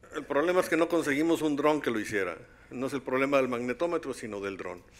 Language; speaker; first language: Spanish; native; Spanish